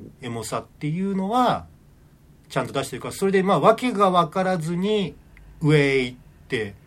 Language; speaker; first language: Japanese; native; Japanese